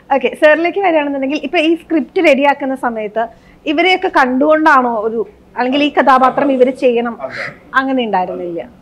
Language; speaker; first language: Malayalam; native; Malayalam